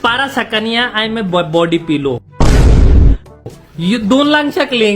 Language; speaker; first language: Filipino; non-native, fluent; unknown